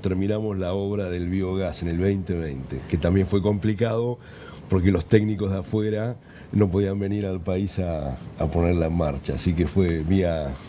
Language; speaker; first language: Spanish; native; Spanish